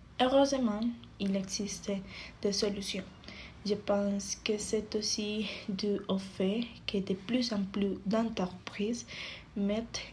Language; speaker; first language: French; non-native, fluent; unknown